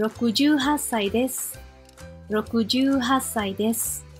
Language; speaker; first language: Japanese; non-native, fluent; Indonesian